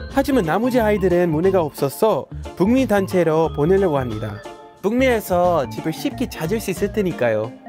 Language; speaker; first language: Korean; non-native, fluent; English